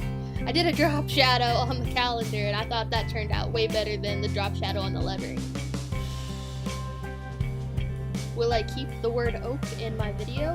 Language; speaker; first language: English; native; English